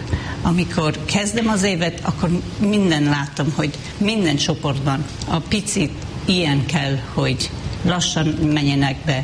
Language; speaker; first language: Hungarian; non-native, fluent; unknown